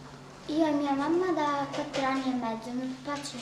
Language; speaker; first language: Italian; early bilingual, other home language; Albanian